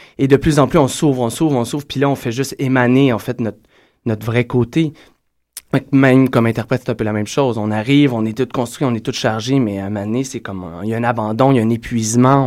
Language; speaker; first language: French; native; French